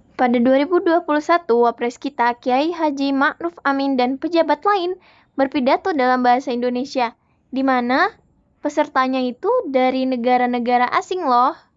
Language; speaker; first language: Indonesian; native; Indonesian